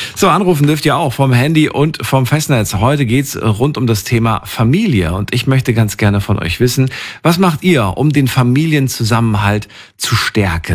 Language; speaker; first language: German; native; German